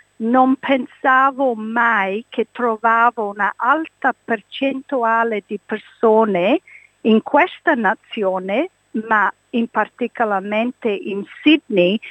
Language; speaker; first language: Italian; early bilingual, heritage; English